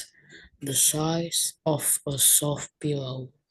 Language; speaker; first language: English; non-native, learner; Indonesian